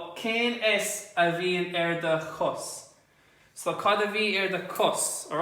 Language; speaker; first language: Irish; non-native, local second language; English